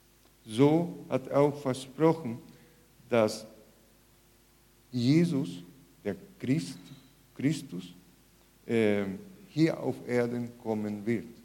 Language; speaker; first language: German; non-native, fluent; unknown